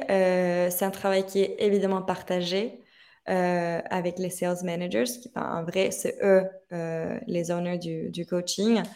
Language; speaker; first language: French; non-native, fluent; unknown